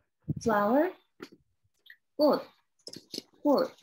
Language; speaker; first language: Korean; non-native, learner; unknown